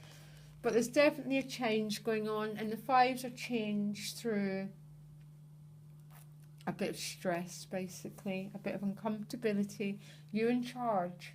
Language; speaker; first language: English; native; English